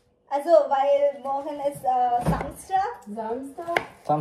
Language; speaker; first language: German; non-native, learner; Malayalam